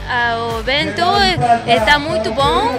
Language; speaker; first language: Portuguese; non-native, learner; Spanish